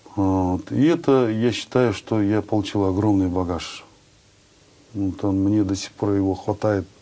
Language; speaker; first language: Russian; non-native, local second language; Kazakh